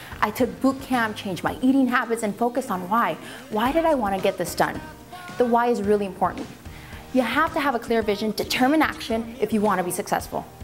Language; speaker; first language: English; early bilingual, other home language; Spanish